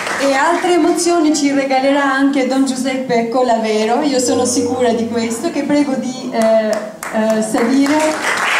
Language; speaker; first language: Italian; non-native, fluent; Albanian